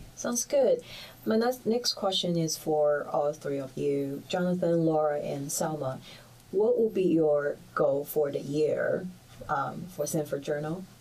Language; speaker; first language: English; early bilingual, other home language; Chinese